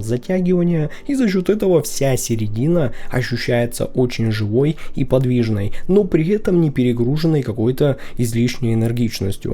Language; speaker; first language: Russian; native; Russian